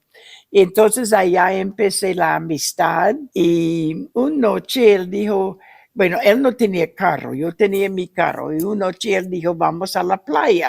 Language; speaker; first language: Spanish; non-native, fluent; English